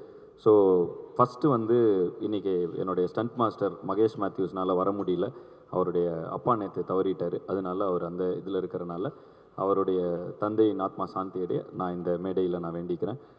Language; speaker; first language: Tamil; native; Tamil